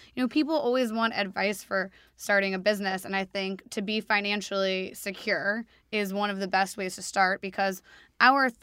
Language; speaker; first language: English; native; English